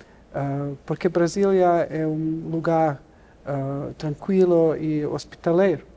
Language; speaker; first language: Portuguese; non-native, learner; Serbian